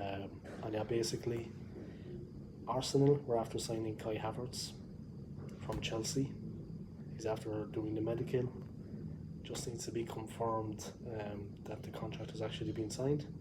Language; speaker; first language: English; native; English